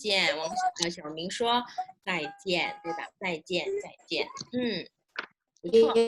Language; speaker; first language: Chinese; non-native, fluent; Indonesian